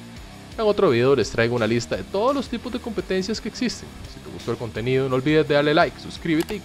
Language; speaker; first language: Spanish; native; Spanish